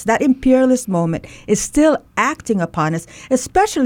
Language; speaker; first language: English; non-native, local second language; Waray